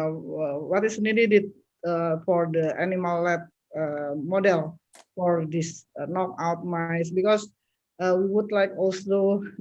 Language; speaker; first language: English; non-native, local second language; Indonesian